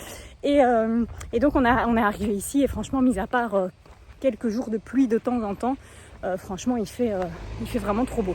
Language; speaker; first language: French; native; French